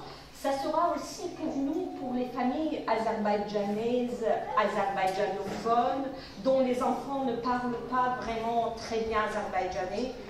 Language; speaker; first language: French; non-native, fluent; Azerbaijani